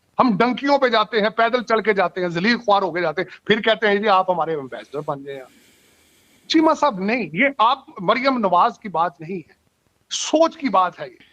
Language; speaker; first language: Urdu; non-native, local second language; Punjabi